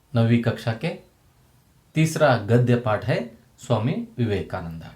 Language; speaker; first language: Hindi; non-native, local second language; Kannada